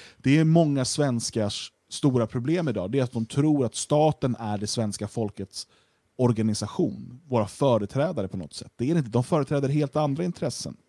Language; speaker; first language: Swedish; native; Swedish